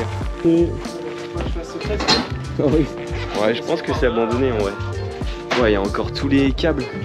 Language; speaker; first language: French; native; French